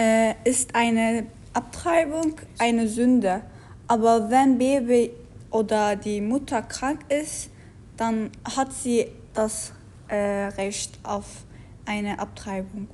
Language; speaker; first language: German; non-native, learner; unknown